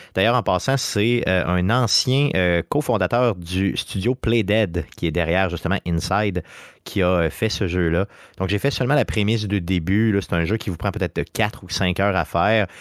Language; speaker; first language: French; native; French